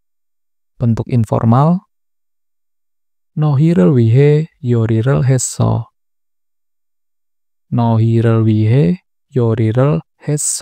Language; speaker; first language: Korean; non-native, fluent; Indonesian